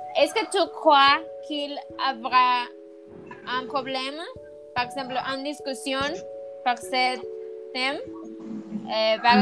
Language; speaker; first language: French; non-native, learner; Spanish